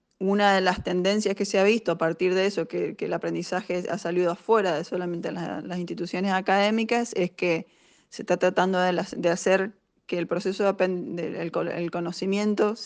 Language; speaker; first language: Spanish; native; Spanish